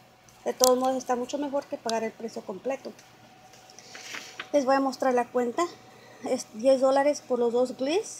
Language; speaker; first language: Spanish; native; Spanish